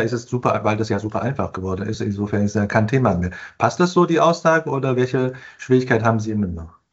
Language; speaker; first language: German; non-native, fluent; Chinese